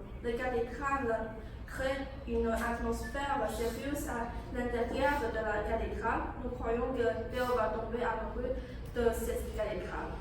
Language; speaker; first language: French; non-native, learner; Chinese